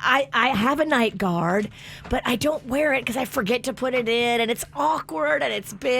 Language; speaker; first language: English; native; English